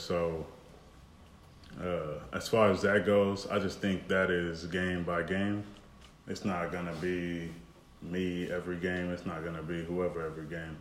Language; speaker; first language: English; native; English